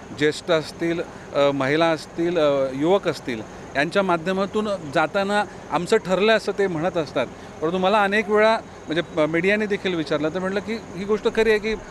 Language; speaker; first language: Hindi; non-native, local second language; Marathi